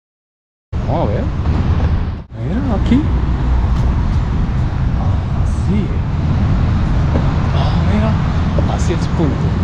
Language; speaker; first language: Spanish; non-native, learner; Japanese